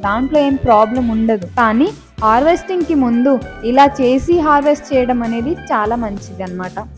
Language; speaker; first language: Telugu; non-native, local second language; Lambadi